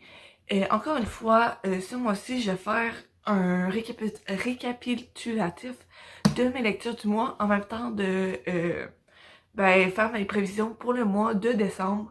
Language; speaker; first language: French; native; French